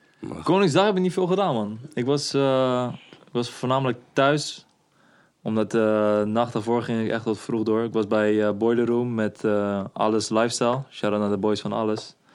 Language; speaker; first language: Dutch; native; Dutch